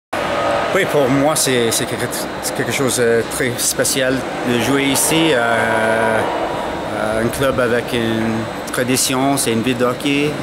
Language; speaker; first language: French; non-native, fluent; English